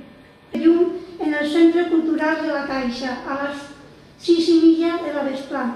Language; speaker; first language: Catalan; non-native, local second language; Spanish